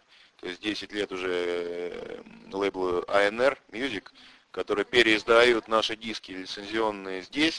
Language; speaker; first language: Russian; native; Russian